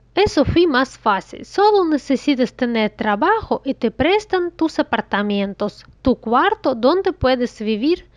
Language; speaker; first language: Spanish; non-native, learner; Russian